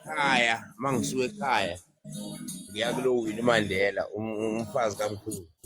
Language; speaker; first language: Zulu; non-native, local second language; Xhosa